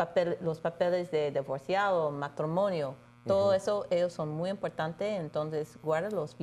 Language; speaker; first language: Spanish; non-native, fluent; English